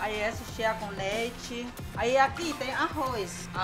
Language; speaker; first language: Portuguese; non-native, learner; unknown